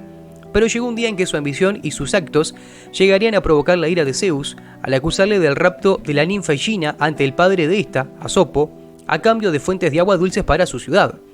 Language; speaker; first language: Spanish; native; Spanish